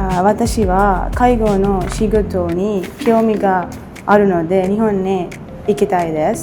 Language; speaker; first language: Japanese; non-native, learner; Sinhala